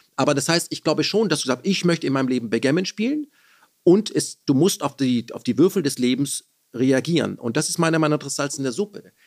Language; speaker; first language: German; early bilingual, other home language; Persian